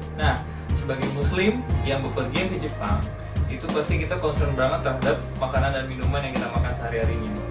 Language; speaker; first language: Indonesian; native; Indonesian